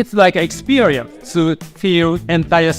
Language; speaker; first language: English; non-native, fluent; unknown